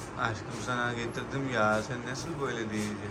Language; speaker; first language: Turkish; non-native, learner; Punjabi